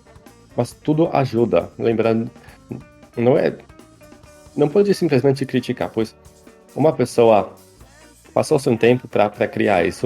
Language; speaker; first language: Portuguese; non-native, fluent; Polish